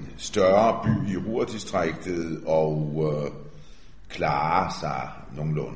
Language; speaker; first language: Danish; early bilingual, other home language; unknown